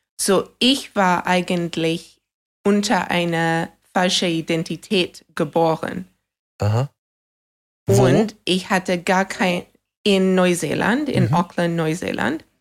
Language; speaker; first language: German; non-native, fluent; English